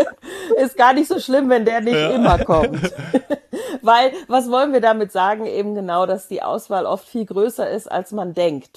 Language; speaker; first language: German; native; German